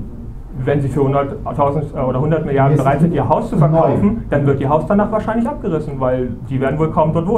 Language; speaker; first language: German; native; German